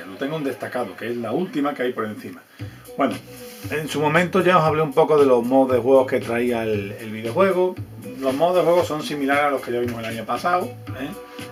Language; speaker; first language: Spanish; native; Spanish